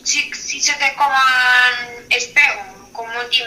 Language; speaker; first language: French; non-native, learner; Spanish